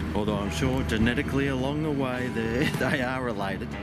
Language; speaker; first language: English; native; English